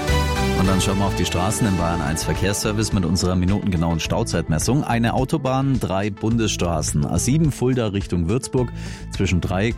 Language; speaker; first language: German; native; German